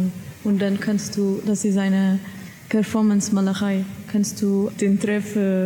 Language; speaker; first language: German; non-native, learner; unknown